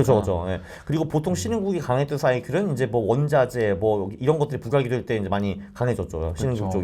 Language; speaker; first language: Korean; native; Korean